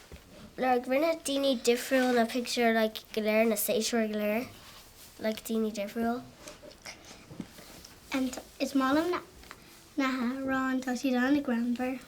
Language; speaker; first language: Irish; non-native, local second language; English